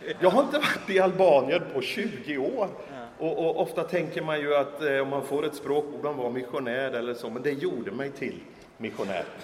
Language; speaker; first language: Swedish; native; Swedish